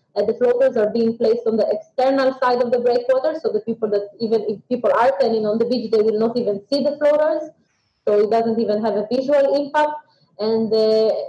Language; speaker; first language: English; non-native, fluent; Russian